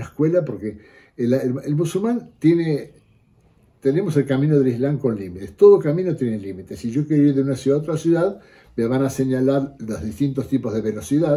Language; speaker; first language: Spanish; native; Spanish